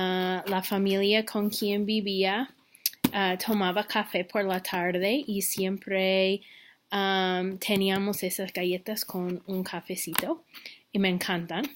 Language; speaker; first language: Spanish; non-native, fluent; English